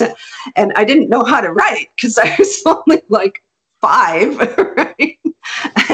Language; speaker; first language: English; non-native, fluent; Hungarian